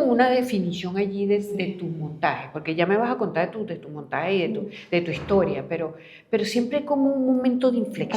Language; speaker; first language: Spanish; native; Spanish